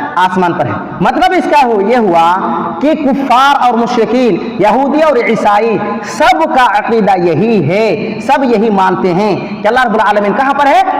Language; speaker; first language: Urdu; native; Urdu